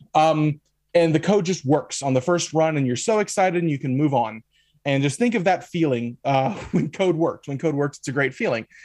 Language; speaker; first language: English; native; English